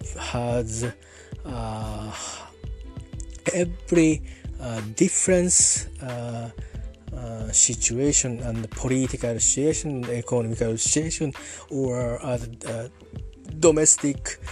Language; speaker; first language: English; non-native, learner; Japanese